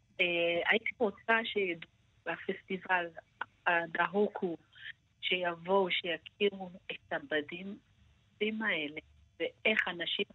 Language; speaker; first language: Hebrew; non-native, fluent; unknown